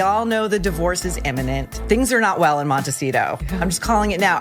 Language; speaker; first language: English; native; English